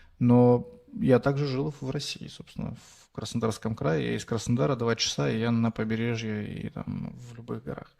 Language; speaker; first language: Russian; native; Russian